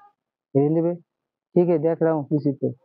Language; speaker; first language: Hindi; non-native, learner; Bangla